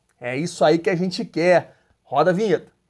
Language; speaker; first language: Portuguese; native; Portuguese